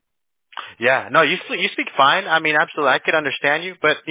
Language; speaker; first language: English; native; English